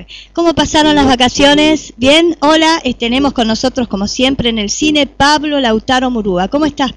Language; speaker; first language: Spanish; native; Spanish